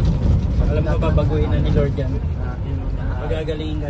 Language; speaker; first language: Filipino; native; Filipino